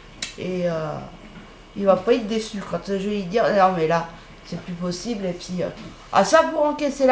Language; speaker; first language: French; native; French